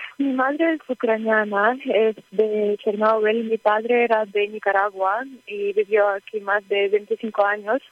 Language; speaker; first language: Spanish; early bilingual, heritage; Ukrainian